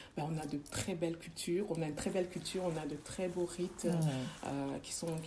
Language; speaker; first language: French; early bilingual, other home language; Kongo